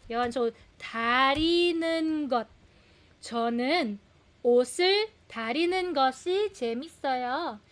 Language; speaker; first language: Korean; non-native, fluent; Filipino